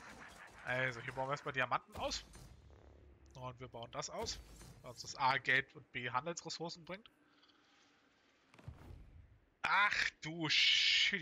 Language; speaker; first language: German; native; German